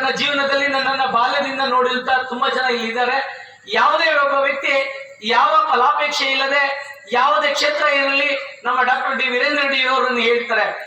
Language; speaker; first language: Kannada; native; Kannada